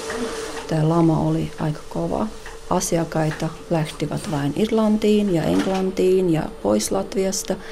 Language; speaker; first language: Finnish; non-native, learner; Latvian